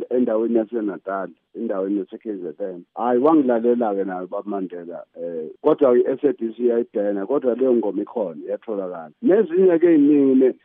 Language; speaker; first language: Zulu; native; Zulu